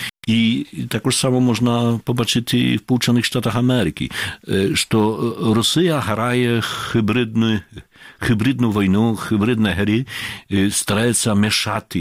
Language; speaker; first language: Ukrainian; non-native, fluent; Polish